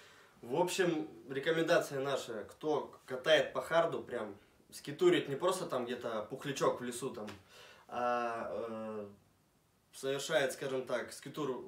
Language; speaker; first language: Russian; native; Russian